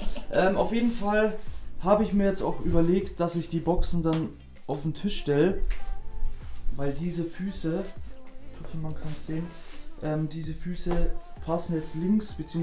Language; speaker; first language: German; native; German